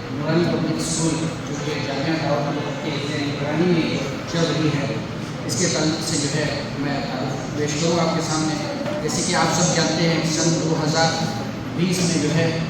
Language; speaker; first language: Urdu; native; Urdu